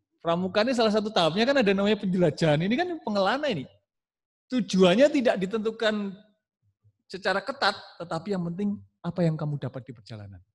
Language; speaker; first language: Indonesian; non-native, local second language; Javanese